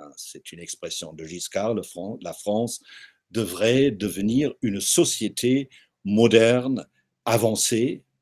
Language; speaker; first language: French; non-native, fluent; German